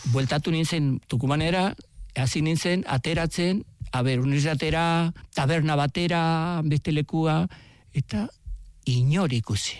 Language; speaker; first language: Basque; non-native, learner; Spanish